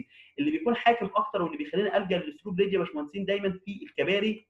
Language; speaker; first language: Arabic; native; Arabic